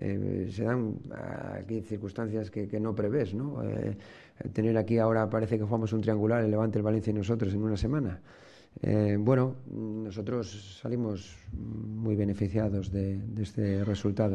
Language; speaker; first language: Spanish; native; Spanish